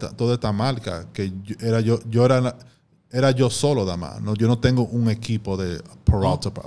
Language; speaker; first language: Spanish; early bilingual, heritage; Spanish